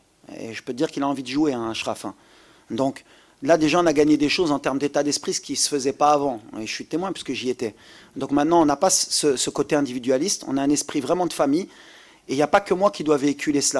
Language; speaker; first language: French; native; French